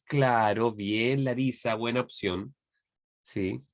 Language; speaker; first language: Spanish; native; Spanish